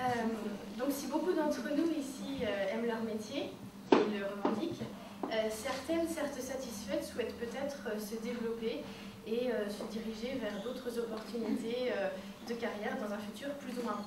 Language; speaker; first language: French; native; French